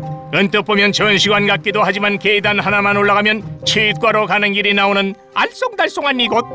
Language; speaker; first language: Korean; native; Korean